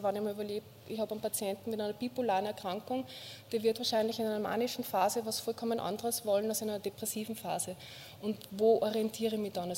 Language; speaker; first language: German; native; German